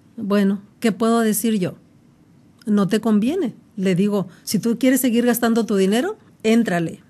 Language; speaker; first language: Spanish; native; Spanish